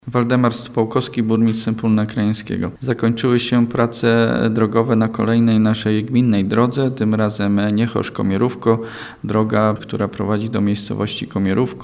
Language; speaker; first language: Polish; native; Polish